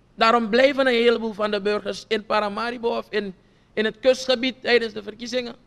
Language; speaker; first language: Dutch; non-native, local second language; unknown